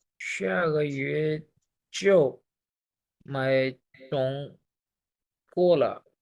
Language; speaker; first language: Chinese; non-native, learner; Urdu